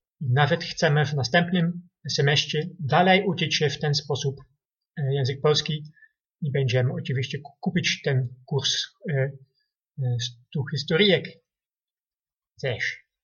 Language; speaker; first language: Polish; non-native, learner; Dutch